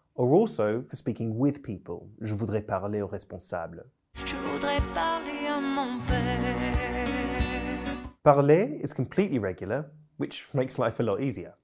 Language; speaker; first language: English; native; English